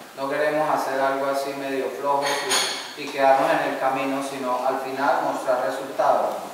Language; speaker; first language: Spanish; native; Spanish